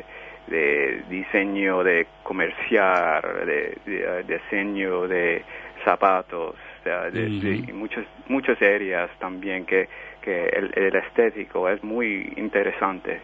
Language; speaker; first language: Spanish; early bilingual, heritage; Spanish